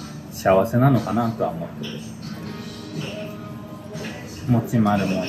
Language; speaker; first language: Japanese; native; Japanese